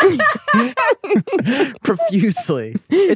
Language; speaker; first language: English; native; English